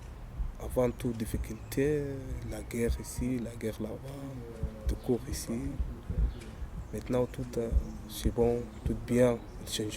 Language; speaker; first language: French; non-native, learner; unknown